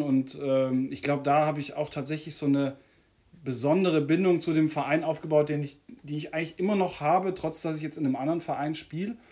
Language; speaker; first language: German; native; German